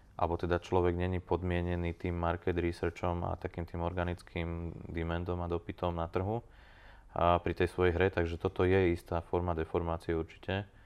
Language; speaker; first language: Slovak; native; Slovak